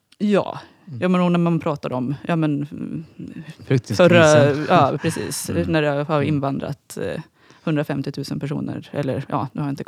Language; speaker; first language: Swedish; native; Swedish